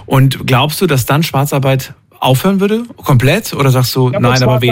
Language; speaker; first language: German; native; German